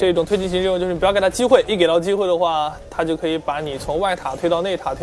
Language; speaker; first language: Chinese; native; Chinese